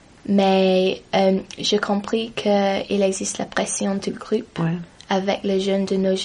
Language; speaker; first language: French; non-native, learner; English